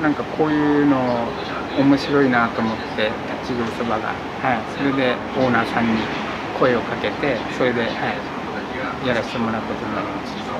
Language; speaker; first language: Japanese; native; Japanese